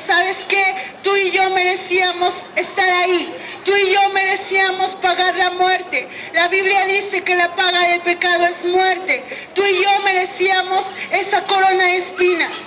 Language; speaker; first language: Spanish; native; Spanish